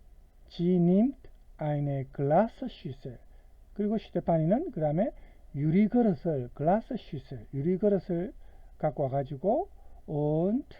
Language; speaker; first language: German; non-native, fluent; Korean